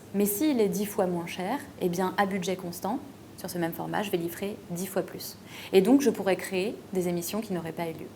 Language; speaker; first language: French; native; French